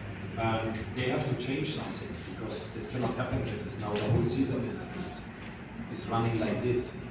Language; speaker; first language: English; non-native, fluent; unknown